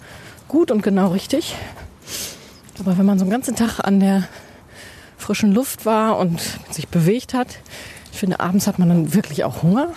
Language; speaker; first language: German; native; German